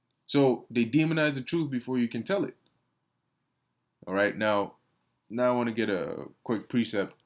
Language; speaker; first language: English; native; English